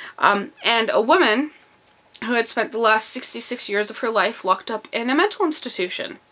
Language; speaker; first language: English; native; English